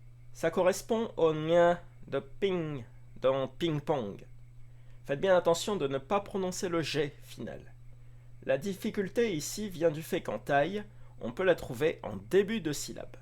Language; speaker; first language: French; native; French